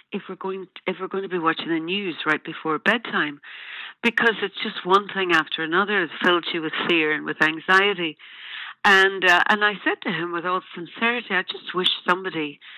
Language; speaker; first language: English; native; English